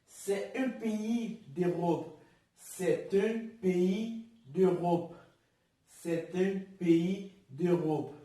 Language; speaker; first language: French; non-native, learner; Portuguese